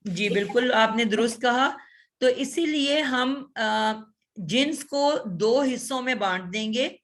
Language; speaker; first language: Urdu; native; Urdu